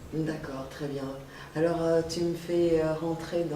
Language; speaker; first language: French; native; French